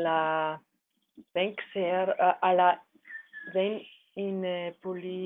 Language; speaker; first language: Greek; non-native, learner; German